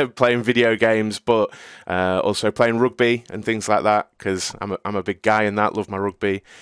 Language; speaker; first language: English; native; English